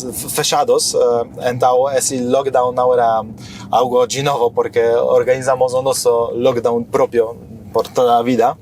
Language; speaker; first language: Portuguese; non-native, fluent; Polish